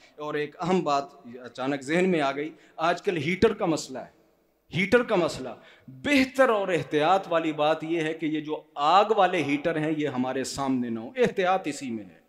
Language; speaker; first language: Urdu; non-native, local second language; Punjabi